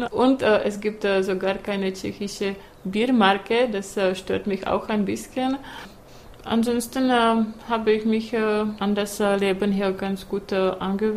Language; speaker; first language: German; non-native, fluent; Czech